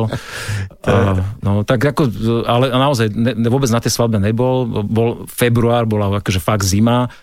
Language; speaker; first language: Slovak; native; Slovak